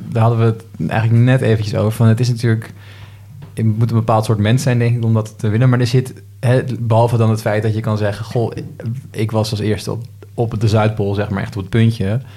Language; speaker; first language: Dutch; native; Dutch